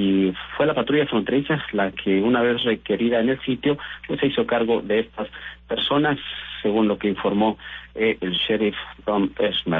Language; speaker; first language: Spanish; native; Spanish